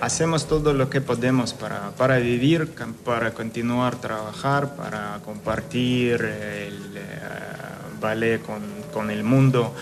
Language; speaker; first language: Spanish; non-native, fluent; Ukrainian